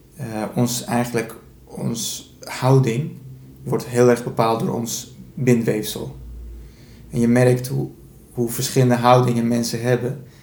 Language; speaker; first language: Dutch; early bilingual, other home language; Persian